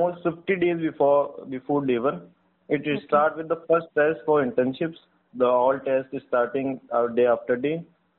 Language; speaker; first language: English; non-native, local second language; Hindi